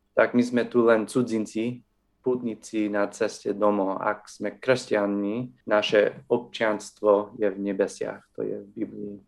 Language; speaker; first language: Slovak; non-native, fluent; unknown